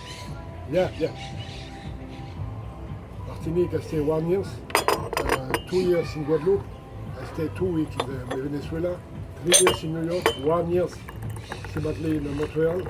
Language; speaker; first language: English; non-native, learner; French